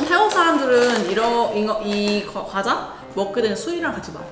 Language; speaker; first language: Korean; non-native, fluent; Thai